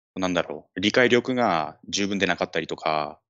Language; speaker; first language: Japanese; non-native, fluent; English